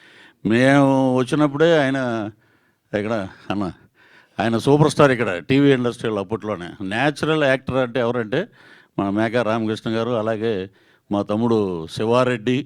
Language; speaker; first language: Telugu; native; Telugu